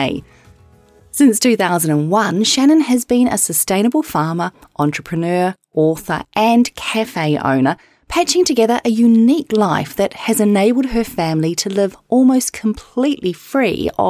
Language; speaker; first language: English; native; English